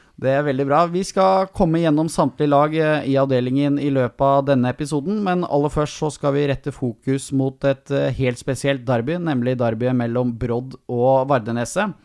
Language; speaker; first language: Norwegian; native; Norwegian